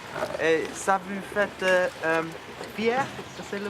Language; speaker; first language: French; non-native, learner; English